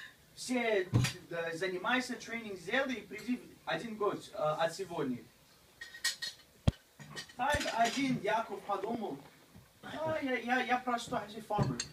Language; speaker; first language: Russian; early bilingual, heritage; Russian